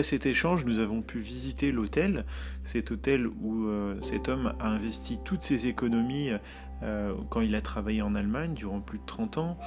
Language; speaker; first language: French; native; French